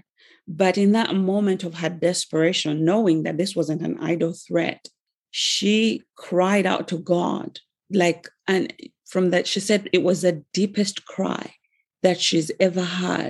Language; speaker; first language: English; non-native, local second language; Ganda